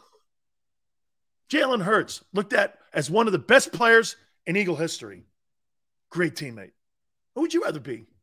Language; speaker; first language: English; native; English